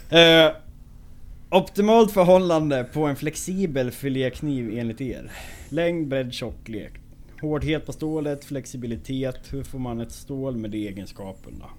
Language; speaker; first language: Swedish; native; Swedish